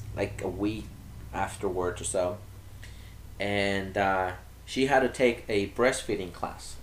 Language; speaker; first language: English; early bilingual, other home language; Spanish